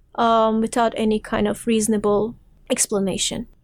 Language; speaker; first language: English; non-native, fluent; Turkish